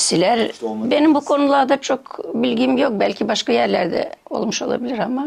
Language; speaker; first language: Turkish; early bilingual, heritage; Turkish